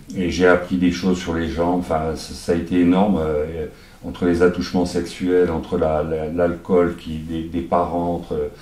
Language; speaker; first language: French; native; French